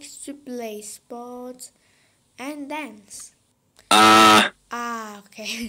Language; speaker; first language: English; non-native, fluent; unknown